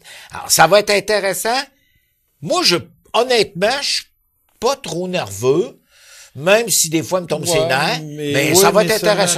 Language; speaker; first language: French; native; French